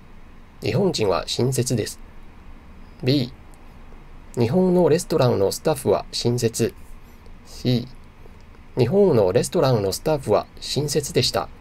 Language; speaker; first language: Japanese; non-native, fluent; Chinese